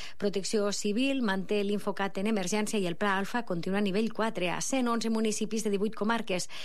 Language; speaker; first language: Catalan; native; Catalan